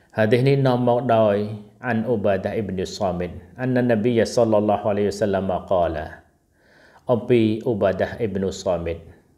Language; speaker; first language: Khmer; non-native, local second language; Eastern Cham